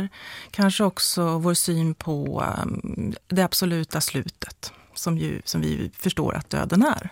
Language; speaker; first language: Swedish; native; Swedish